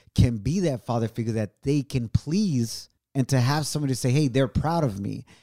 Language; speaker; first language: English; early bilingual, other home language; Spanish